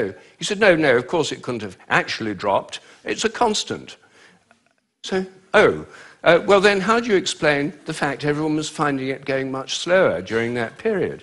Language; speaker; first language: English; native; English